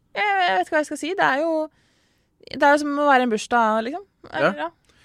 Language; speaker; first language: Norwegian; native; Norwegian